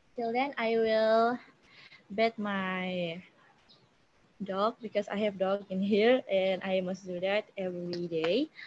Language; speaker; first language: English; non-native, learner; Indonesian